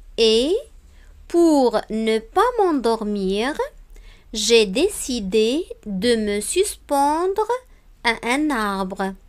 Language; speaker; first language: French; non-native, local second language; Arabic